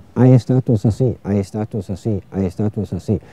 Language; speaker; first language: Spanish; non-native, fluent; English